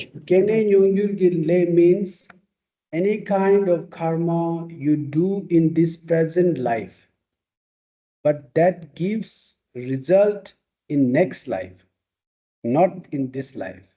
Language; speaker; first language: English; non-native, fluent; Tibetan